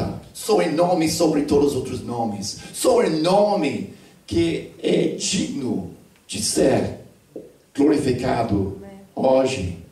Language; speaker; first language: Portuguese; non-native, fluent; English